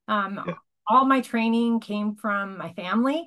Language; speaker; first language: English; native; English